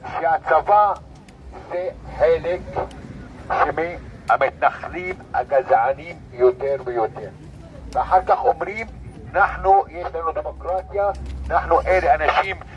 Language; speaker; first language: Hebrew; non-native, local second language; Arabic